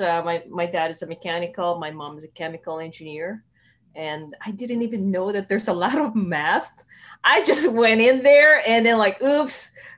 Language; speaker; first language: English; non-native, local second language; Filipino